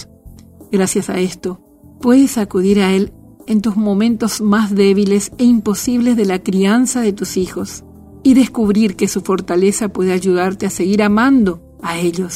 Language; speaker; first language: Spanish; native; Spanish